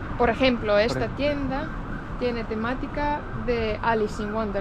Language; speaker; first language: Spanish; non-native, fluent; Estonian